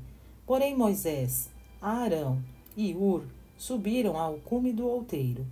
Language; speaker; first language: Portuguese; native; Portuguese